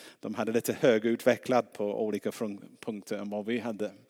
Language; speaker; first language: Swedish; non-native, fluent; English